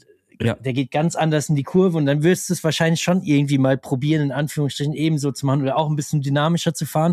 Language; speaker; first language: German; native; German